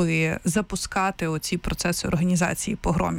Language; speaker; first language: Ukrainian; native; Ukrainian